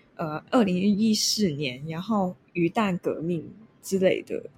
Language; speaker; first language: Chinese; non-native, local second language; Cantonese